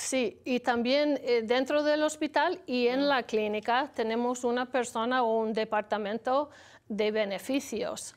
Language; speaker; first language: Spanish; non-native, learner; English